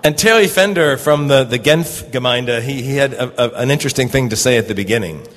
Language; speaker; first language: English; native; English